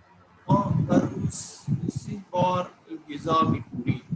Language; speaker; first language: Persian; non-native, learner; Urdu